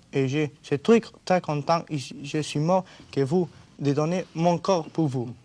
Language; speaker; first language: French; non-native, learner; Spanish